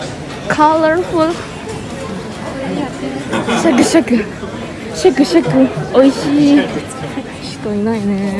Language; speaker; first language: Japanese; non-native, fluent; Indonesian